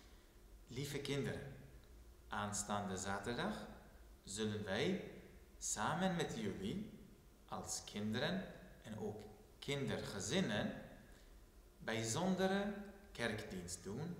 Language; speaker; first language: Dutch; non-native, fluent; Turoyo